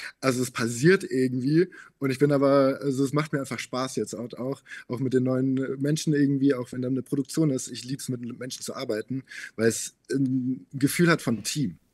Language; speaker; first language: German; native; German